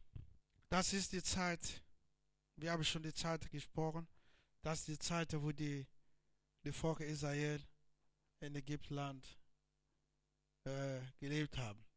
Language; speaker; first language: German; non-native, learner; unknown